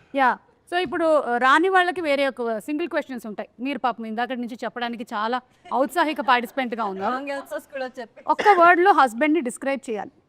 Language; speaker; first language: Telugu; native; Telugu